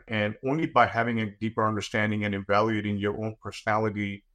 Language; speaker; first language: English; non-native, local second language; Gujarati